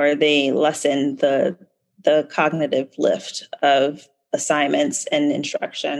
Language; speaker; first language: English; native; English